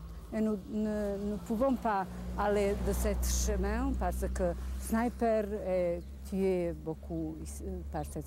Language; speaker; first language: French; non-native, learner; Bosnian